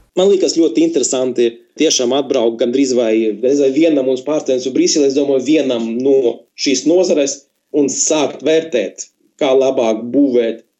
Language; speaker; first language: Latvian; non-native, local second language; Russian